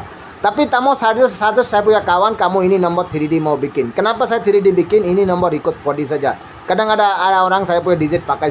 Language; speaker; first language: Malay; non-native, learner; Bangla